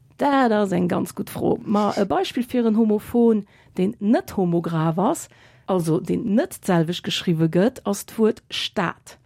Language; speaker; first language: Luxembourgish; native; Luxembourgish